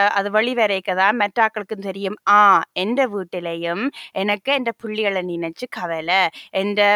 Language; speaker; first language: Tamil; native; Tamil